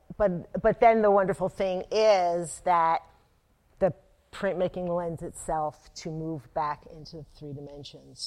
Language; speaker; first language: English; native; English